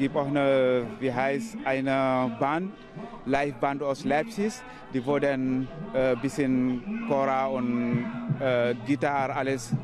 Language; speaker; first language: German; non-native, learner; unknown